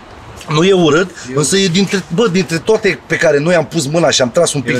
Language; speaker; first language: Romanian; native; Romanian